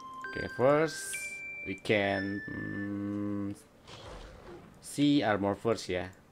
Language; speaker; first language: English; non-native, learner; Indonesian